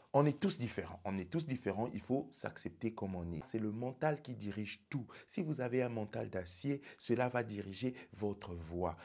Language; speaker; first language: French; non-native, local second language; Lingala